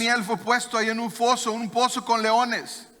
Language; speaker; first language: Spanish; native; Spanish